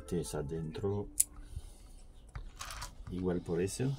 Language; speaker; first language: Spanish; non-native, learner; French